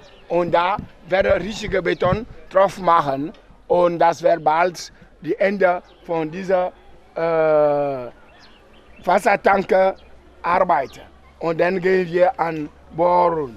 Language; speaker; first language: German; non-native, learner; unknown